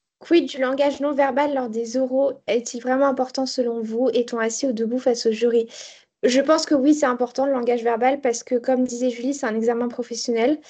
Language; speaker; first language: French; native; French